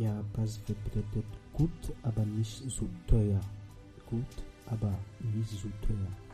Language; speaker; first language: German; non-native, learner; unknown